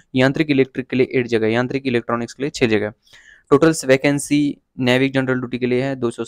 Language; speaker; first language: Hindi; non-native, local second language; Marathi